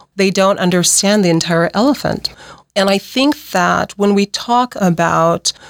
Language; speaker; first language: English; native; English